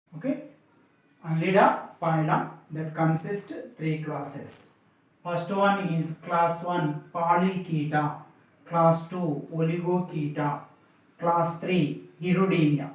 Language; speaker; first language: English; non-native, local second language; Telugu